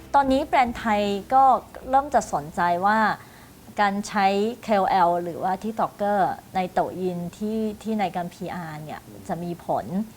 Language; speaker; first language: Thai; early bilingual, other home language; Chinese